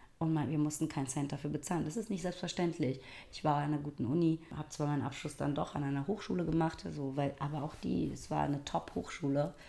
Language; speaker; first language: German; early bilingual, other home language; Persian